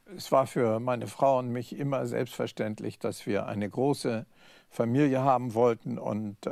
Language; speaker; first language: German; native; German